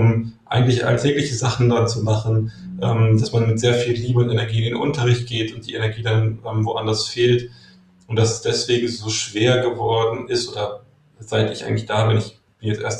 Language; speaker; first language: German; native; German